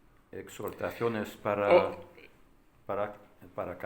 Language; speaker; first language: Spanish; non-native, learner; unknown